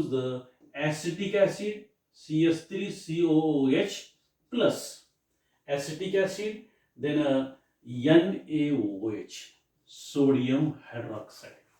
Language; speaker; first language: English; non-native, local second language; Marathi